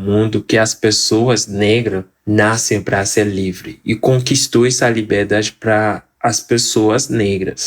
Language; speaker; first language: Portuguese; non-native, fluent; Haitian Creole